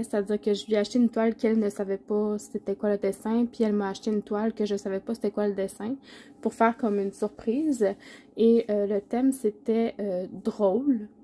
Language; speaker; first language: French; native; French